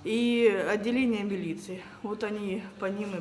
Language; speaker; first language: Russian; native; Russian